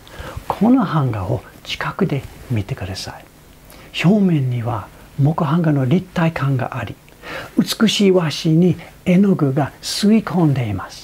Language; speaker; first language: Japanese; non-native, fluent; English